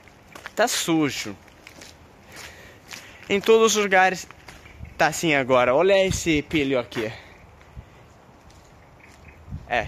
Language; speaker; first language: Portuguese; non-native, fluent; Swedish